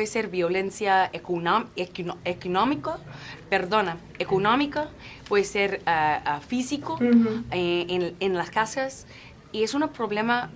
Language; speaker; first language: Spanish; non-native, fluent; English